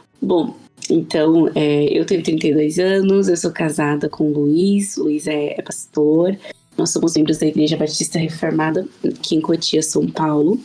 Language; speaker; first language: Portuguese; native; Portuguese